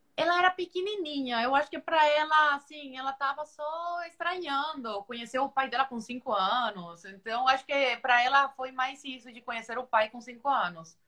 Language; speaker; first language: Portuguese; non-native, fluent; Spanish